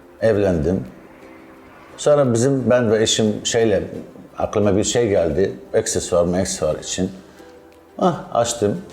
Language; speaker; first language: Turkish; non-native, learner; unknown